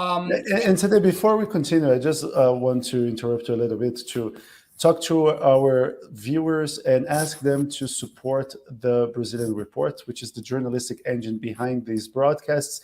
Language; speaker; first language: English; non-native, fluent; Portuguese